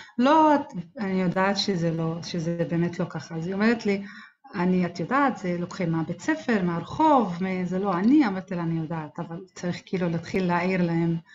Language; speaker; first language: Hebrew; non-native, local second language; Arabic